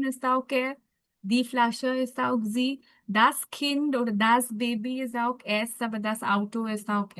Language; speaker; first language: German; non-native, fluent; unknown